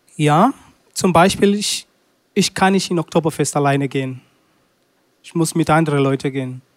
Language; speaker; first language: German; non-native, learner; Swahili